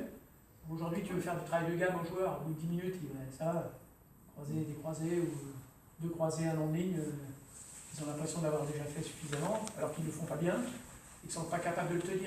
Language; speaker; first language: French; native; French